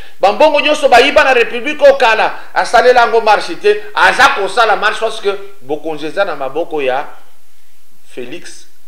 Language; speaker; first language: Lingala; native; Lingala